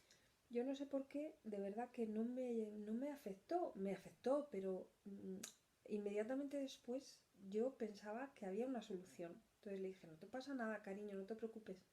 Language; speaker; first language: Spanish; native; Spanish